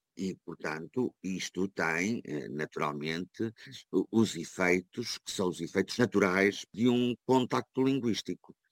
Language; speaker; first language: Portuguese; native; Portuguese